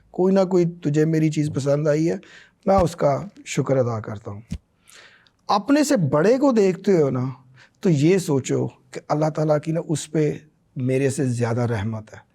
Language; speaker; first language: Urdu; non-native, local second language; Punjabi